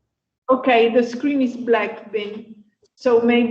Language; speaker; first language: English; non-native, fluent; Italian